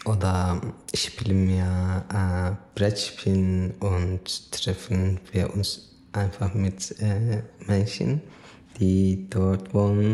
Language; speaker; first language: German; non-native, fluent; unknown